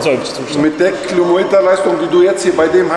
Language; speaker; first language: German; native; German